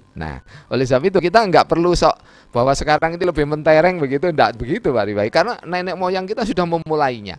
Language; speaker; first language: Indonesian; native; Indonesian